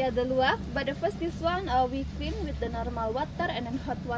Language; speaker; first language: English; non-native, learner; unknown